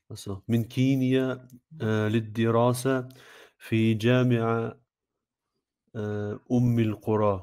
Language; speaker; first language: Arabic; non-native, learner; German